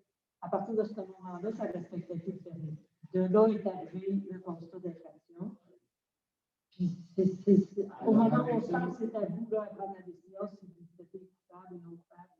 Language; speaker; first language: French; native; French